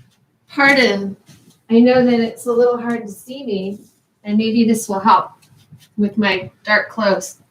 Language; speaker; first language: English; native; English